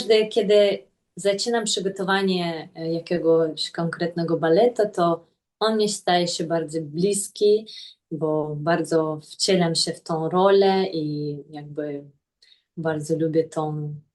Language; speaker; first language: Polish; non-native, fluent; Russian